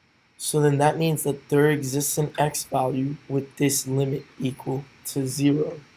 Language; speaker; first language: English; native; English